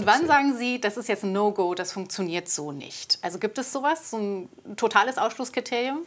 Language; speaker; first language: German; native; German